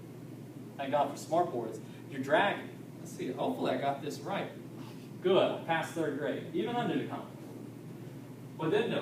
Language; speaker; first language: English; native; English